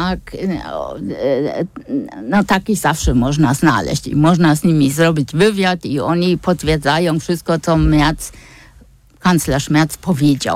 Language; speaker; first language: Polish; non-native, fluent; German